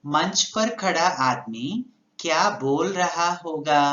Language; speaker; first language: Hindi; non-native, local second language; Telugu